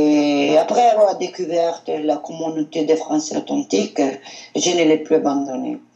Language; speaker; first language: French; non-native, learner; Italian